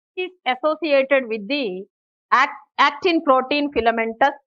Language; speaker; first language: English; non-native, local second language; Telugu